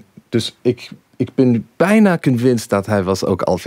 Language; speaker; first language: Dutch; non-native, fluent; English